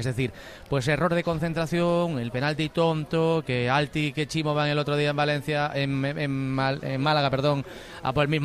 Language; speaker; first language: Spanish; native; Spanish